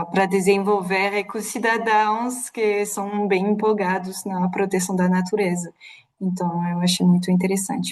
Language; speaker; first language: Portuguese; non-native, fluent; French